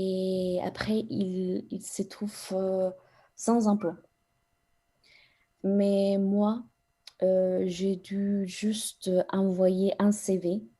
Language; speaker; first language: French; non-native, fluent; Spanish